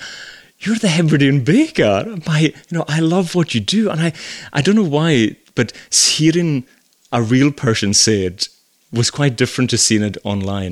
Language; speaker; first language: English; native; English